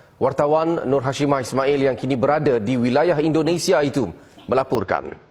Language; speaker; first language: Malay; native; Malay